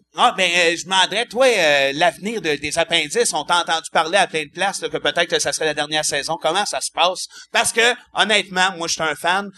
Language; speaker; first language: French; native; French